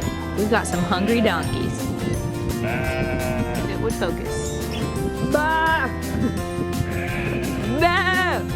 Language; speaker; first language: English; native; English